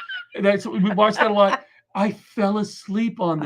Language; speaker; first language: English; native; English